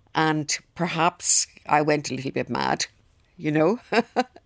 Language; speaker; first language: English; native; English